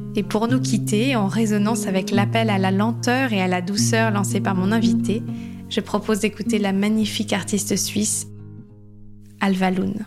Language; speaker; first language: French; native; French